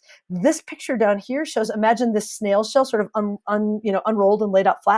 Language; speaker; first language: English; native; English